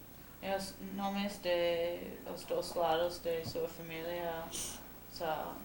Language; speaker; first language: Portuguese; non-native, fluent; Spanish